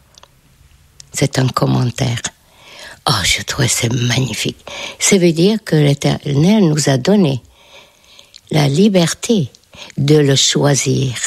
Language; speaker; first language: French; non-native, fluent; Hungarian